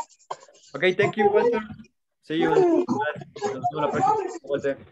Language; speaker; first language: English; non-native, fluent; Spanish